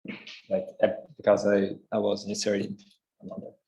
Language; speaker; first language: English; non-native, learner; Portuguese